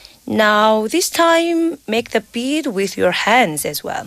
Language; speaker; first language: English; non-native, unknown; Korean